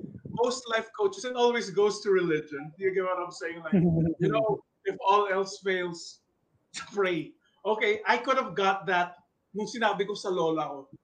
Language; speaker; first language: English; non-native, local second language; Filipino